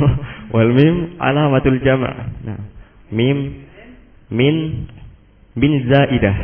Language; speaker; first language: Arabic; non-native, learner; Indonesian